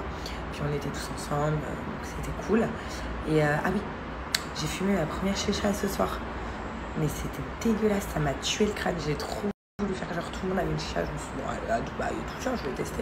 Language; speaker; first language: French; native; French